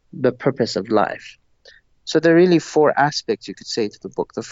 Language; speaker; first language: English; non-native, local second language; Persian